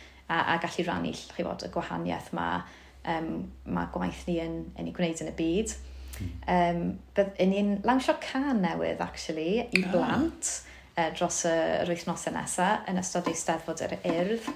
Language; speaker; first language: Welsh; native; Welsh